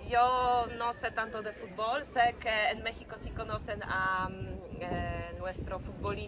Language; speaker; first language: Spanish; non-native, fluent; Polish